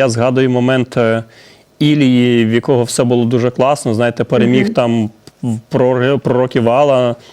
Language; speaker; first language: Ukrainian; native; Ukrainian